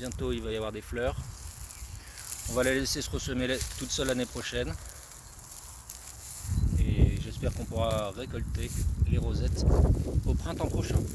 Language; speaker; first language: French; native; French